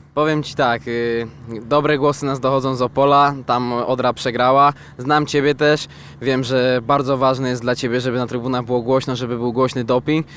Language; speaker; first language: Polish; native; Polish